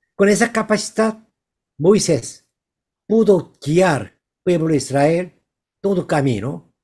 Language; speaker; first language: Spanish; non-native, learner; Korean